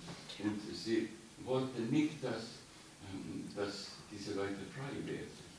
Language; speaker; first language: German; non-native, learner; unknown